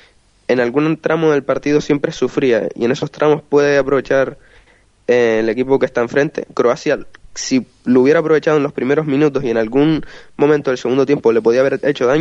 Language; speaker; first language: Spanish; native; Spanish